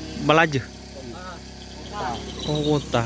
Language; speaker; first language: Indonesian; non-native, local second language; Madurese